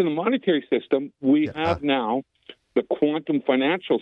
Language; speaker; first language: English; native; English